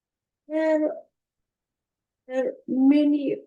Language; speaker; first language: English; non-native, learner; Bangla